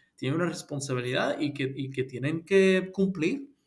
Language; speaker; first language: Spanish; early bilingual, heritage; Spanish